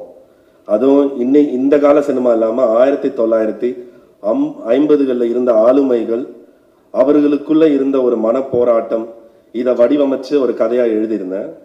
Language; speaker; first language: Tamil; native; Tamil